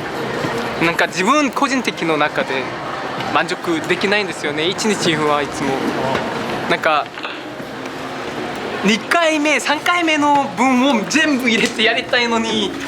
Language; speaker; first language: Japanese; non-native, fluent; Korean